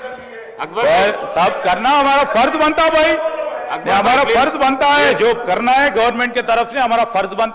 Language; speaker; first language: Hindi; non-native, local second language; Telugu